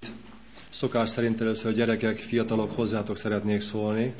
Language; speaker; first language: Hungarian; native; Hungarian